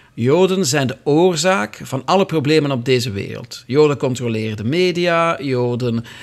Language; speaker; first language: Dutch; native; Dutch